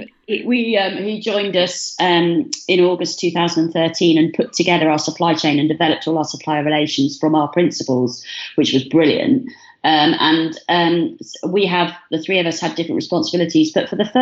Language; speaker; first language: English; native; English